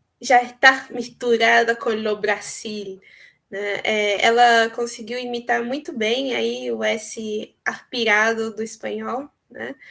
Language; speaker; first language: Portuguese; native; Portuguese